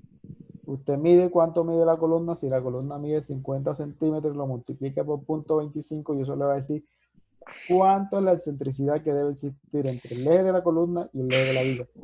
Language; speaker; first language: Spanish; native; Spanish